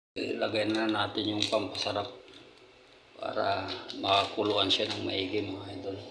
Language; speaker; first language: Filipino; non-native, local second language; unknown